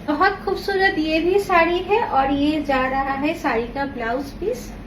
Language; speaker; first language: Hindi; non-native, local second language; Bangla